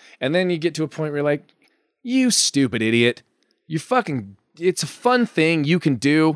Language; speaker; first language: English; native; English